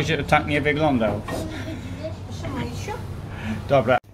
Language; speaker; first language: Polish; non-native, learner; English